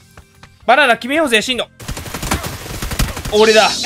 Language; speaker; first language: Japanese; native; Japanese